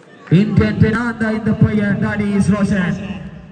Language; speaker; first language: English; non-native, local second language; Malayalam